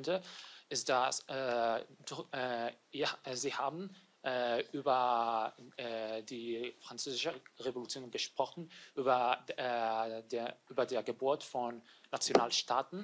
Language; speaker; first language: German; non-native, learner; Catalan